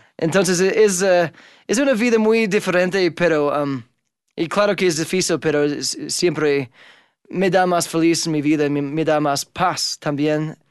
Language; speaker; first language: Spanish; non-native, fluent; English